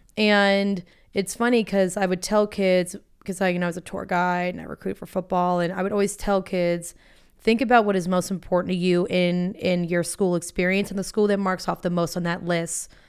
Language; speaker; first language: English; native; English